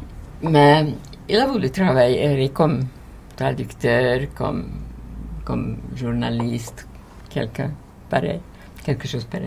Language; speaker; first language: French; non-native, fluent; Hungarian